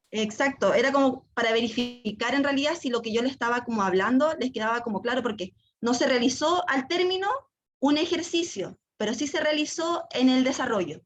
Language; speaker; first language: Spanish; native; Spanish